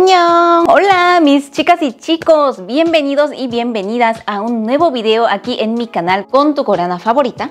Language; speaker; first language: Spanish; non-native, fluent; Korean